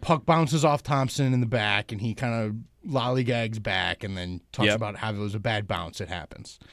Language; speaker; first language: English; native; English